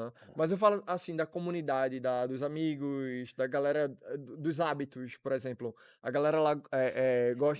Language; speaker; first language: Portuguese; native; Portuguese